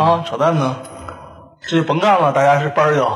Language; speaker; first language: Chinese; native; Chinese